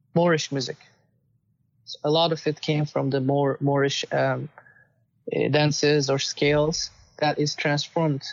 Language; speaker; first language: English; non-native, fluent; Turkish